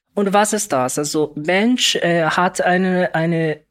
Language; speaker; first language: German; non-native, learner; Portuguese